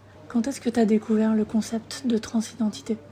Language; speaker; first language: French; native; French